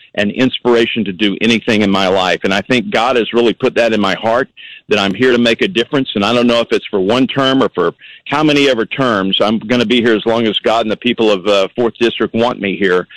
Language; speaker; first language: English; native; English